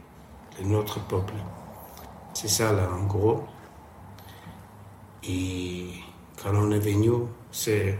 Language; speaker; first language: French; non-native, learner; Armenian